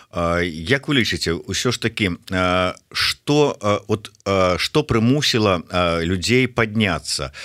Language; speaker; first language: Belarusian; native; Belarusian